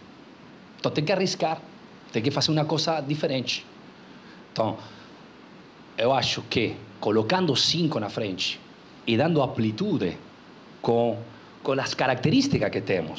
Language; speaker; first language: Portuguese; non-native, local second language; Spanish